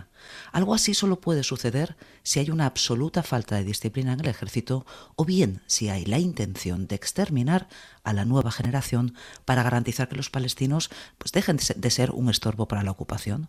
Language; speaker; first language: Spanish; native; Spanish